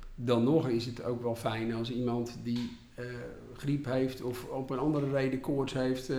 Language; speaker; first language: Dutch; native; Dutch